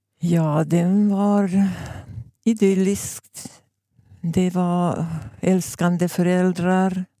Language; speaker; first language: Swedish; non-native, fluent; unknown